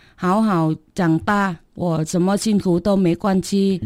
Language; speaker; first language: Chinese; non-native, fluent; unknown